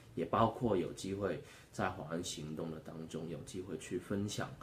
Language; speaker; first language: Chinese; non-native, local second language; Cantonese